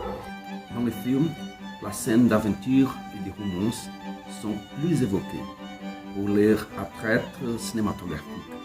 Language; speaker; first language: French; non-native, learner; Portuguese